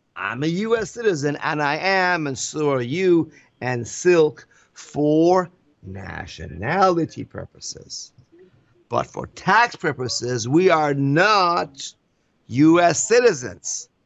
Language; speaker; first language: English; non-native, fluent; Persian